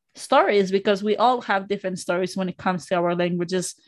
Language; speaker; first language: English; non-native, fluent; Spanish